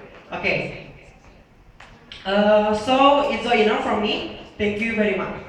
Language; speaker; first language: English; non-native, learner; Indonesian